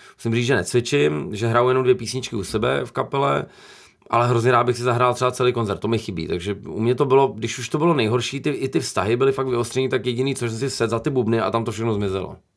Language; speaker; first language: Czech; native; Czech